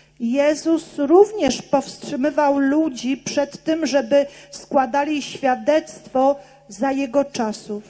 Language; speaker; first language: Polish; native; Polish